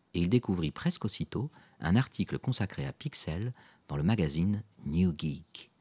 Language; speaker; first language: French; native; French